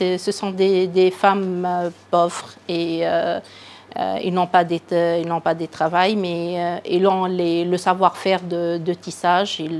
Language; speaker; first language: French; non-native, local second language; Arabic